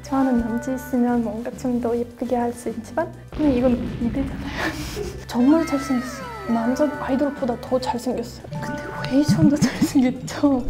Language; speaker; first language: Korean; non-native, fluent; Russian